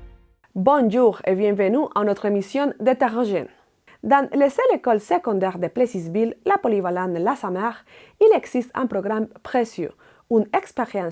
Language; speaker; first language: French; non-native, fluent; Spanish